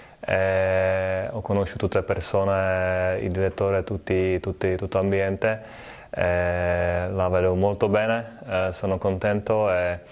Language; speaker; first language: Italian; non-native, fluent; Czech